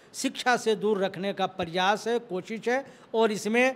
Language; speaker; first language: Hindi; native; Hindi